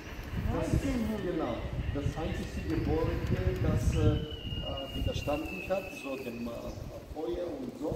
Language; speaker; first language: German; non-native, fluent; Bulgarian